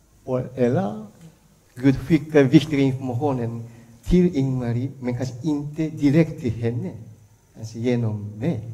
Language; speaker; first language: Swedish; non-native, fluent; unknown